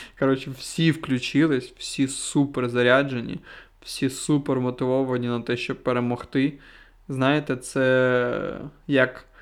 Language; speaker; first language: Ukrainian; non-native, local second language; Russian